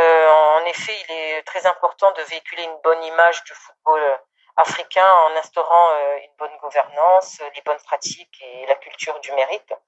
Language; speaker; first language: French; non-native, local second language; Comorian